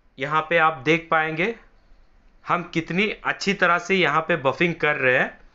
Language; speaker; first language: Hindi; non-native, local second language; Marathi